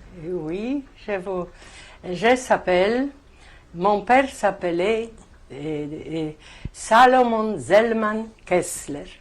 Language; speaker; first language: French; non-native, learner; Polish